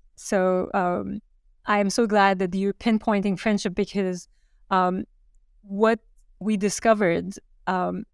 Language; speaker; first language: English; non-native, fluent; Turkish